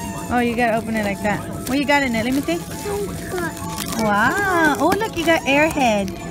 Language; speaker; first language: English; native; English